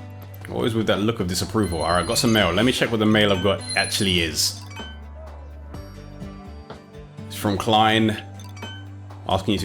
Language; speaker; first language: English; native; English